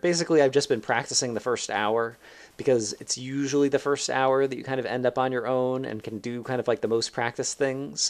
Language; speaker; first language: English; native; English